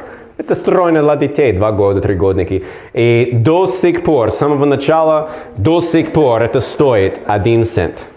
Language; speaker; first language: Russian; non-native, learner; English